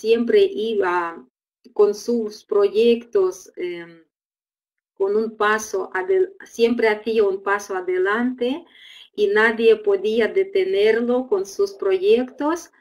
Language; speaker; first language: Spanish; non-native, fluent; Russian